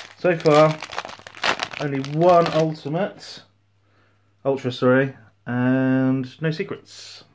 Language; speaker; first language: English; native; English